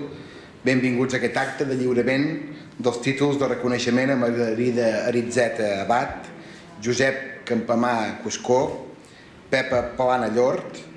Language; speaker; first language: Catalan; native; Catalan